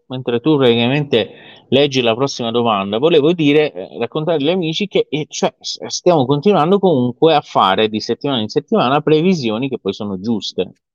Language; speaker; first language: Italian; non-native, fluent; Persian